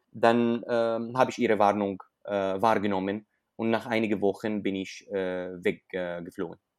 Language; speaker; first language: German; non-native, fluent; Arabic